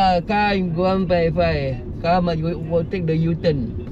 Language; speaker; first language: English; non-native, local second language; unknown